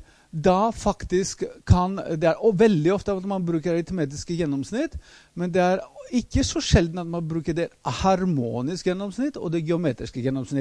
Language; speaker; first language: Norwegian; non-native, fluent; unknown